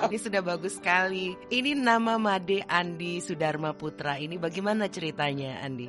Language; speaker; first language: Indonesian; native; Indonesian